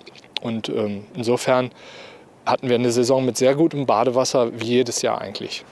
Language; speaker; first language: German; native; German